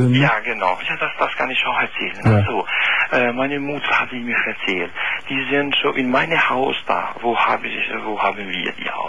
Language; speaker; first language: German; non-native, learner; Albanian